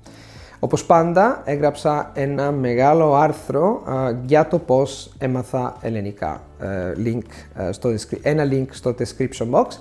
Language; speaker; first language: Greek; non-native, fluent; Italian